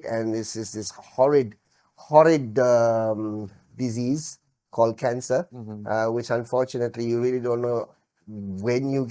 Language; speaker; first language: English; non-native, local second language; Sinhala